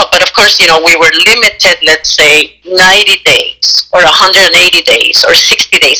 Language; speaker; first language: English; non-native, fluent; Spanish